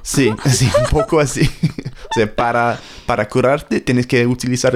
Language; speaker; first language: Spanish; non-native, fluent; English